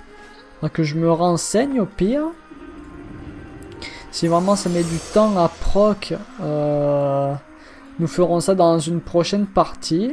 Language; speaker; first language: French; native; French